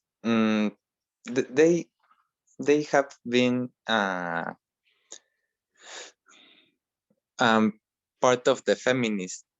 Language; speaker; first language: English; non-native, learner; Spanish